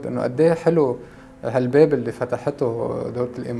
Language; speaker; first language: Arabic; native; Arabic